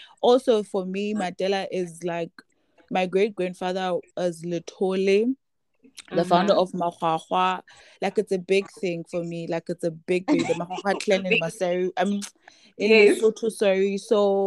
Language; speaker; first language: English; non-native, local second language; Southern Sotho